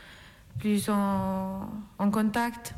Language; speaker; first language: French; non-native, learner; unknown